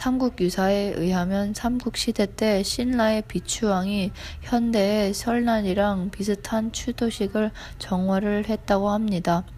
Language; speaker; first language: Korean; non-native, learner; English